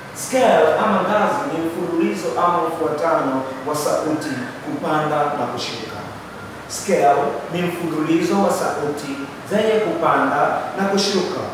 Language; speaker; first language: Swahili; native; Swahili